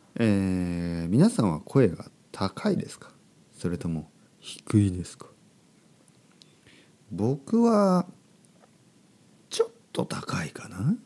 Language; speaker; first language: Japanese; native; Japanese